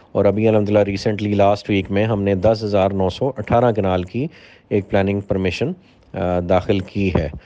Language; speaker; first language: Urdu; native; Urdu